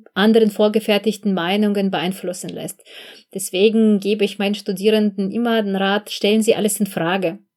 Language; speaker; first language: German; non-native, fluent; Russian